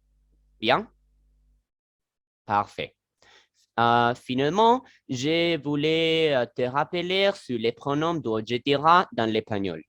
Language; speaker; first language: French; non-native, learner; Spanish